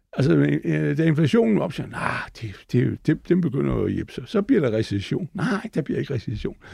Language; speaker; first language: Danish; native; Danish